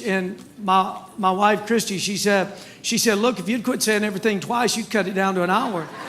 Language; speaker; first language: English; native; English